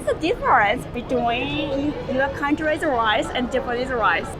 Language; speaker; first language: English; non-native, learner; Japanese